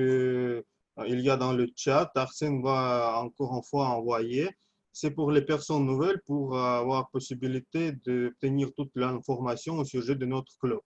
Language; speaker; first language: French; non-native, fluent; Russian